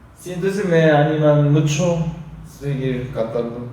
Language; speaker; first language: Spanish; non-native, learner; Korean